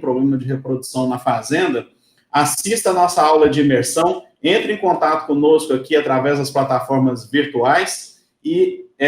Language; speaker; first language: Portuguese; native; Portuguese